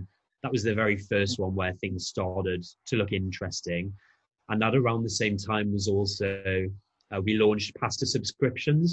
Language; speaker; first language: English; native; English